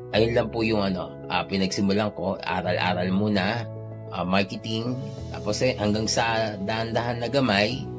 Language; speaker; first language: Filipino; native; Filipino